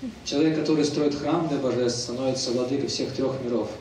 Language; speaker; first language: Russian; native; Russian